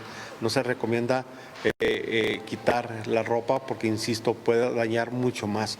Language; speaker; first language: Spanish; native; Spanish